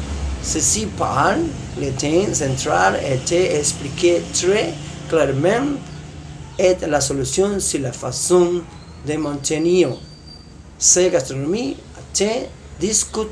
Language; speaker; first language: French; non-native, learner; Spanish